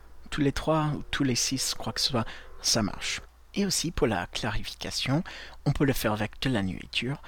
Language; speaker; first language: French; non-native, fluent; English